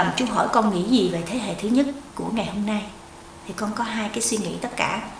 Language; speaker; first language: Vietnamese; native; Vietnamese